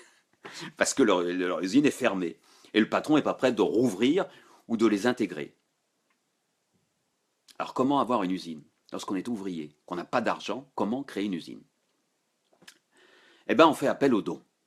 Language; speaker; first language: French; native; French